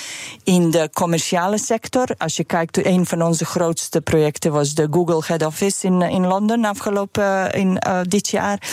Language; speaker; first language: Dutch; non-native, fluent; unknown